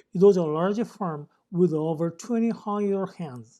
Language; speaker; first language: English; non-native, fluent; Korean